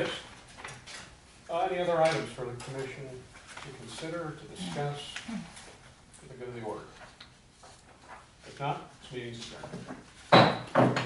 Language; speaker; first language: English; native; English